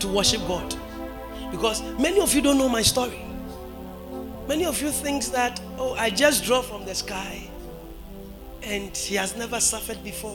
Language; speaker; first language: English; non-native, local second language; Akan